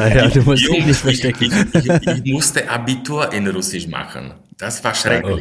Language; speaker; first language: German; non-native, fluent; Slovak